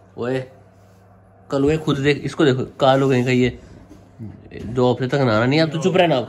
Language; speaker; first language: Hindi; native; Hindi